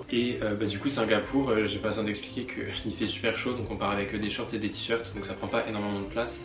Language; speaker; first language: French; native; French